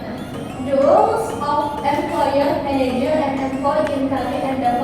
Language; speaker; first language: English; non-native, learner; Indonesian